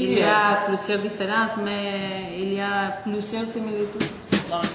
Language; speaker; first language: French; non-native, fluent; Spanish